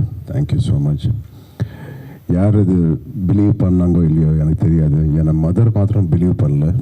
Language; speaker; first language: Tamil; non-native, learner; Telugu